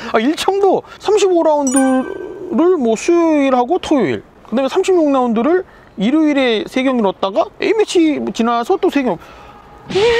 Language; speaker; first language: Korean; native; Korean